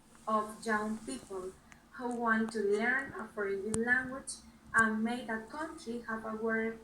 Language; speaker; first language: English; non-native, learner; Spanish